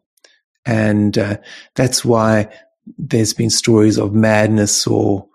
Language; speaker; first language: English; native; English